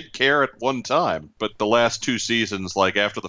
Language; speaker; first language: English; native; English